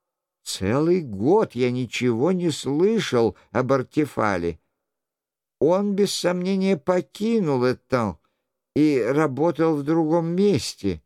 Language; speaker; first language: Russian; native; Russian